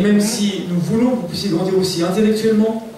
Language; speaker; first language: French; native; French